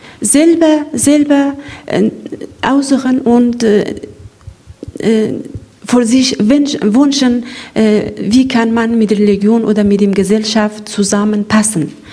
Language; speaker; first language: German; non-native, learner; Persian